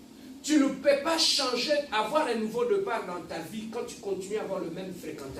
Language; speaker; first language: French; non-native, local second language; Lingala